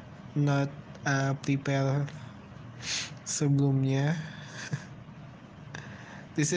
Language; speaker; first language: English; non-native, learner; Indonesian